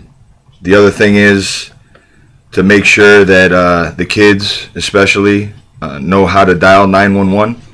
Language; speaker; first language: English; native; English